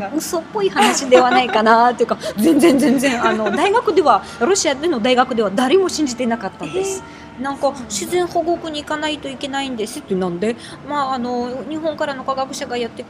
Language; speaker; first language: Japanese; non-native, fluent; Russian